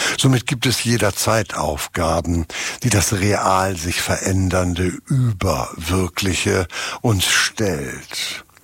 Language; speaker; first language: German; native; German